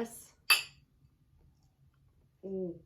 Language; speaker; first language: English; native; English